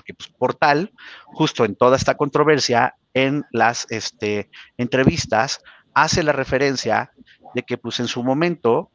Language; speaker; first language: Spanish; native; Spanish